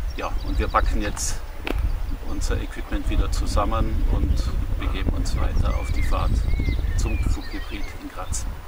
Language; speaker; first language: German; native; German